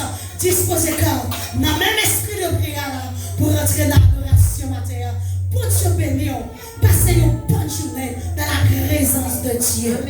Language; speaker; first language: French; non-native, local second language; Haitian Creole